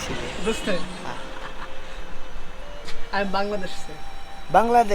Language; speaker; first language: Hindi; non-native, local second language; Bangla